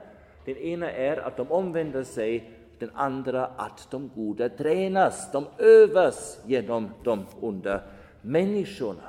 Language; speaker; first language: Swedish; non-native, fluent; German